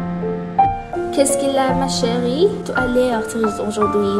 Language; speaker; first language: French; non-native, learner; English